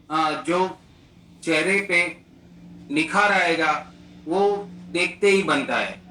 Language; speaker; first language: Hindi; native; Hindi